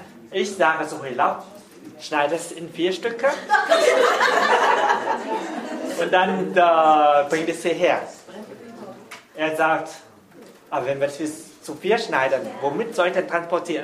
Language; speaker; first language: German; non-native, fluent; Vietnamese